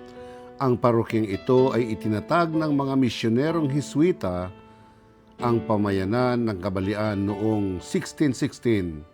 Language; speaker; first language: Filipino; non-native, local second language; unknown